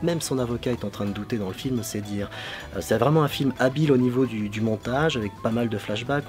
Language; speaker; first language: French; native; French